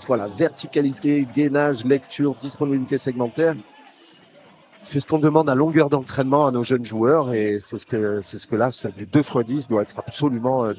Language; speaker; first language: French; native; French